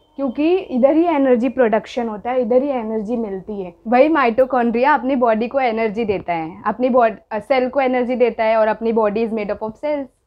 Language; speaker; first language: Hindi; non-native, local second language; Marathi